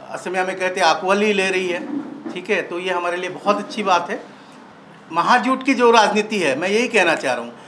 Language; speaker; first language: Hindi; non-native, local second language; Assamese